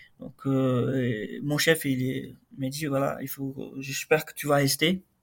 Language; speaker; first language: French; non-native, fluent; Portuguese